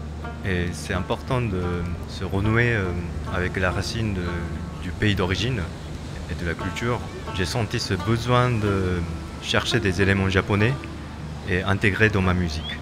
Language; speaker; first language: French; non-native, fluent; Japanese